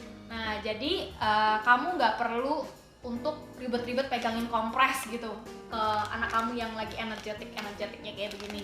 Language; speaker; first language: Indonesian; native; Indonesian